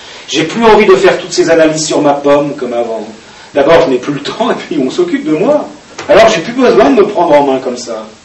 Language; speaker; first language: French; native; French